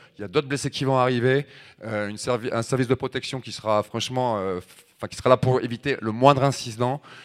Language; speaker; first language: French; native; French